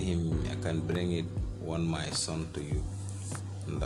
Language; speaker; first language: English; non-native, fluent; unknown